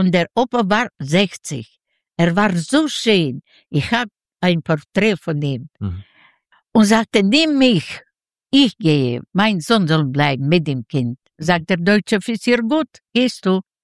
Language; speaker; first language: German; non-native, learner; Russian